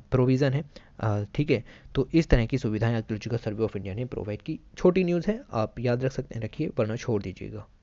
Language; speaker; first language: Hindi; native; Hindi